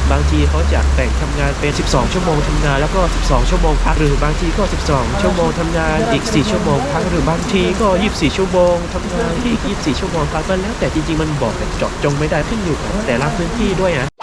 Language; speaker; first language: Thai; native; Thai